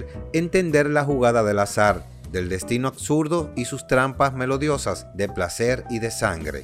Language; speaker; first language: Spanish; native; Spanish